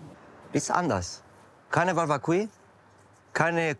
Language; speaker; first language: German; non-native, learner; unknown